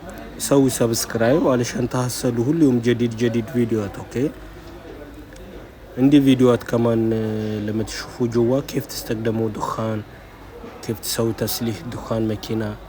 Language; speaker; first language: Arabic; non-native, learner; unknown